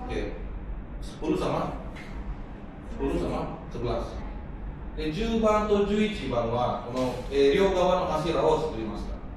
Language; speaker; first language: Japanese; non-native, fluent; Indonesian